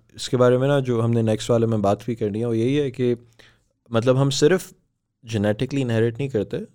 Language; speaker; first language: Urdu; native; Urdu